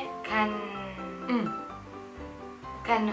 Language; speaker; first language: Korean; non-native, learner; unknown